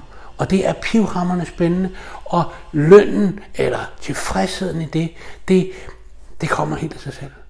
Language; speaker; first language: Danish; native; Danish